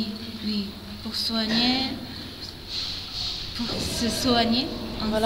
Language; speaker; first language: French; non-native, fluent; Japanese